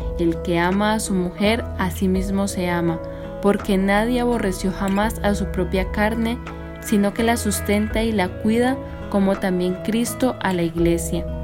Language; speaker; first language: Spanish; native; Spanish